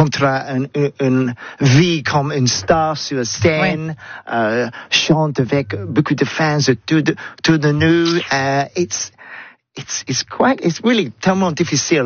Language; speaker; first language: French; non-native, learner; English